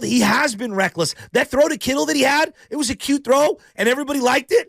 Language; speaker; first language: English; native; English